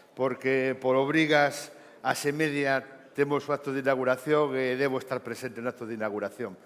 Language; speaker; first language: Spanish; non-native, local second language; Galician